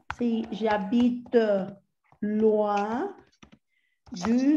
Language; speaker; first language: French; non-native, fluent; Spanish